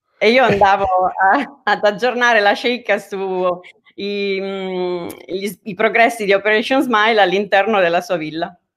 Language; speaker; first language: Italian; native; Italian